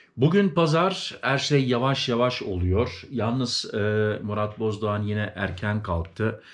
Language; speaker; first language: Turkish; early bilingual, heritage; Turkish